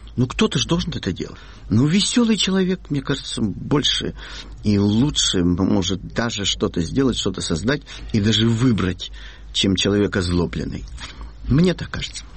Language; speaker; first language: Russian; native; Russian